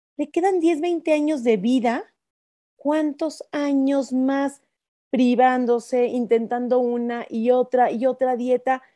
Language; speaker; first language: Spanish; native; Spanish